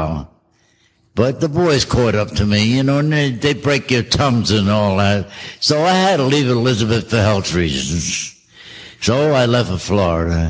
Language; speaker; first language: English; native; English